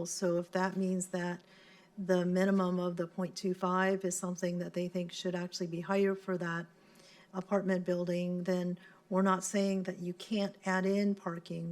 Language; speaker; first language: English; non-native, local second language; Cantonese